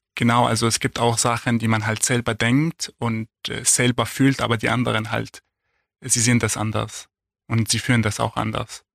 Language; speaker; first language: German; non-native, fluent; Arabic